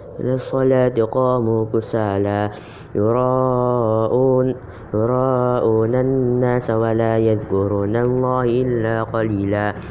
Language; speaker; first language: Arabic; non-native, learner; Indonesian